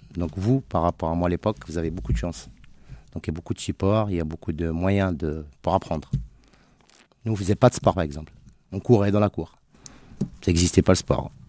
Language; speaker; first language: French; non-native, local second language; Arabic